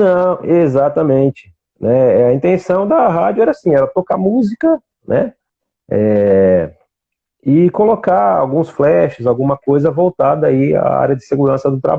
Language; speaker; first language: Portuguese; native; Portuguese